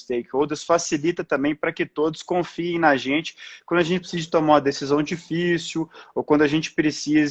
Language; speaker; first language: Portuguese; native; Portuguese